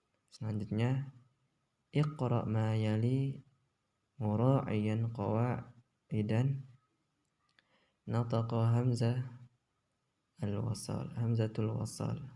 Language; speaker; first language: Arabic; non-native, fluent; Indonesian